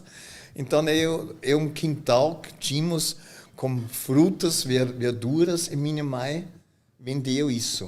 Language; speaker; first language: Portuguese; non-native, fluent; German